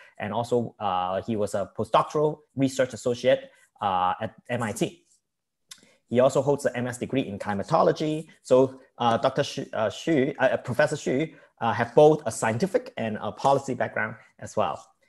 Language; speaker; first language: English; non-native, local second language; Cantonese